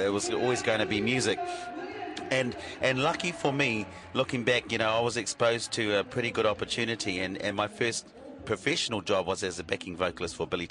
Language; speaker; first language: English; native; English